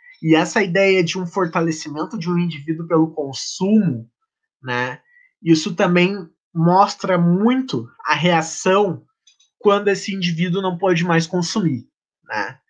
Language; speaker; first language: Portuguese; native; Portuguese